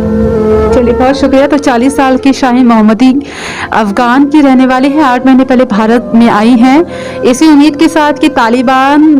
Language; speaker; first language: Hindi; native; Hindi